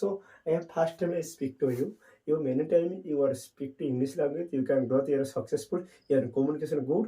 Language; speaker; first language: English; non-native, learner; Hindi